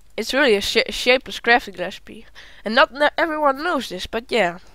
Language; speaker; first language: English; non-native, learner; Dutch